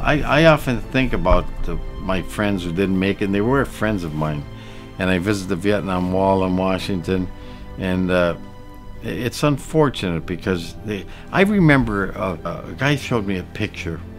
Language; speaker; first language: English; native; English